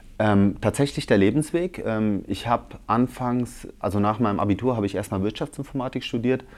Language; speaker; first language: German; early bilingual, other home language; Italian